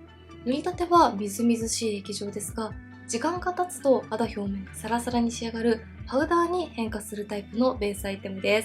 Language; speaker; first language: Japanese; native; Japanese